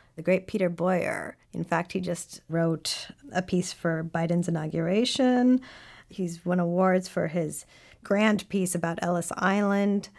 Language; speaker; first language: English; native; English